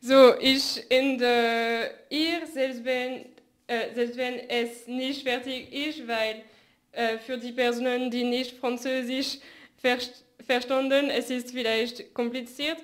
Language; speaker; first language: German; non-native, learner; French